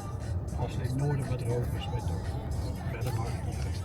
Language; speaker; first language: Dutch; native; Dutch